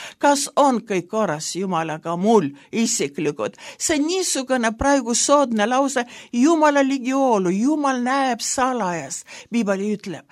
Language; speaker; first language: Estonian; non-native, local second language; Russian